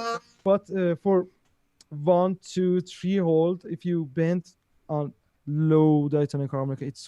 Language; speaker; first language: English; non-native, learner; Persian